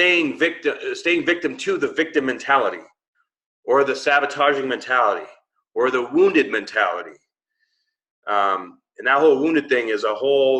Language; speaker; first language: English; native; English